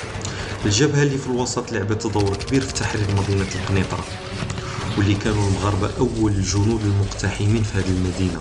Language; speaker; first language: Arabic; native; Arabic